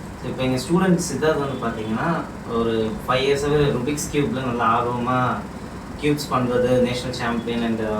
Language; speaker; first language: Tamil; native; Tamil